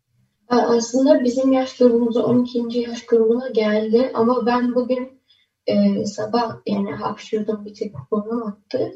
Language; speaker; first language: Turkish; early bilingual, other home language; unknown